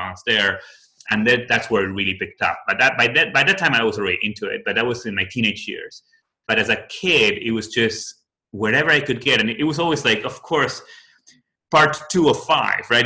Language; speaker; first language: English; non-native, fluent; Spanish